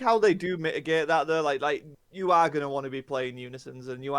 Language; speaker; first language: English; native; English